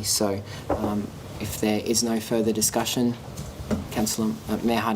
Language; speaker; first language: English; native; English